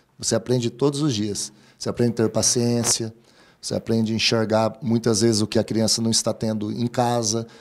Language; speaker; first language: Portuguese; native; Portuguese